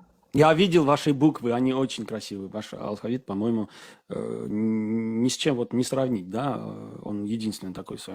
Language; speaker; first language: Russian; non-native, fluent; Armenian